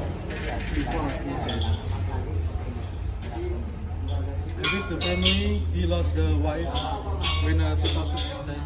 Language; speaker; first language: English; non-native, learner; Indonesian